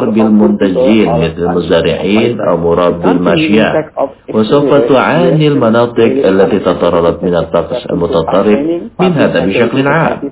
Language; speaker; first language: Arabic; non-native, fluent; Indonesian